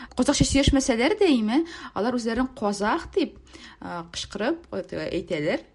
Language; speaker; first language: Tatar; native; Tatar